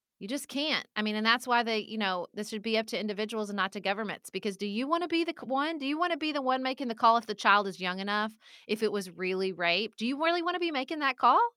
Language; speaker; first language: English; native; English